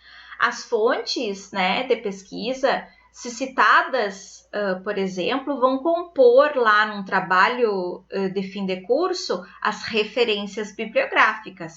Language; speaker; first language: Portuguese; native; Portuguese